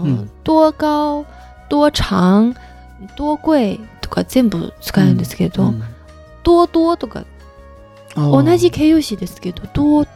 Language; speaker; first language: Japanese; non-native, fluent; Chinese